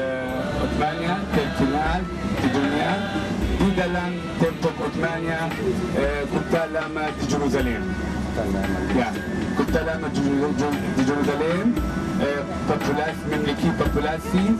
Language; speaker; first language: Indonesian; non-native, learner; Arabic